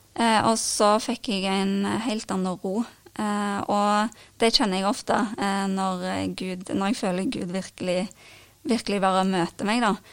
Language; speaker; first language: Norwegian; native; Norwegian